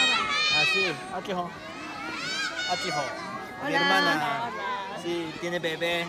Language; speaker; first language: Spanish; non-native, learner; Japanese